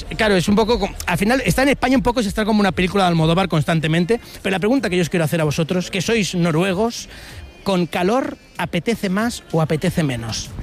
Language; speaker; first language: Spanish; native; Spanish